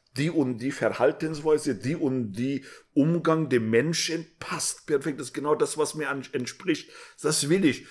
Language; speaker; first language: German; non-native, fluent; Persian